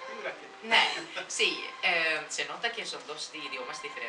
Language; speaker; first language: Spanish; non-native, fluent; Swedish